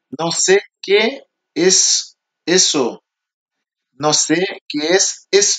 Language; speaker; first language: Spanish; non-native, learner; Haitian Creole